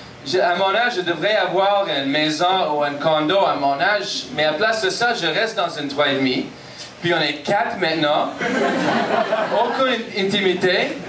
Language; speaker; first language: French; non-native, local second language; English